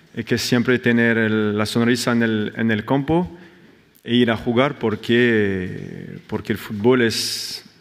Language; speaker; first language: Spanish; non-native, fluent; French